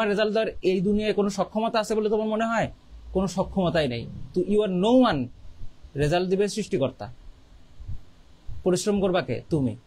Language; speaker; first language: Bangla; native; Bangla